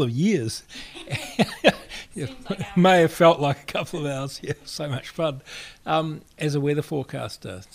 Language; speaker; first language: English; native; English